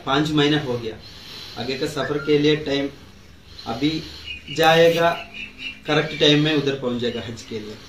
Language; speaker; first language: Hindi; non-native, local second language; Malayalam